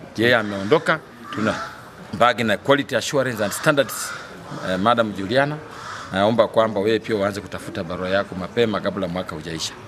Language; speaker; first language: Swahili; non-native, local second language; Luyia